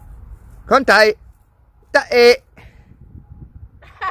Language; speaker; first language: Thai; non-native, learner; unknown